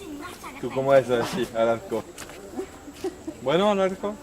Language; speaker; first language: Spanish; non-native, learner; French